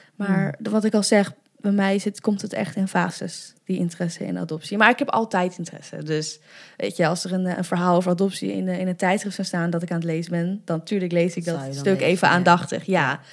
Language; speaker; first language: Dutch; native; Dutch